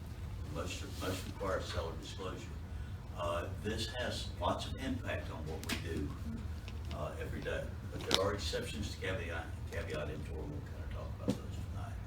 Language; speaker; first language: English; native; English